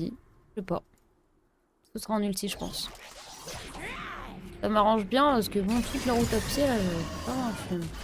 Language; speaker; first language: French; native; French